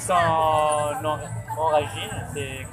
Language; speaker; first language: French; non-native, learner; Hmong